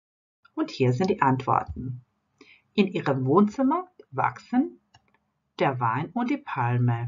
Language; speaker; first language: German; non-native, fluent; Croatian